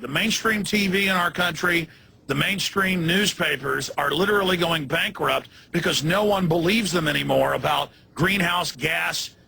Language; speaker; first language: English; native; English